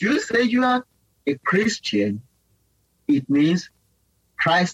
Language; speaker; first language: English; non-native, local second language; Yoruba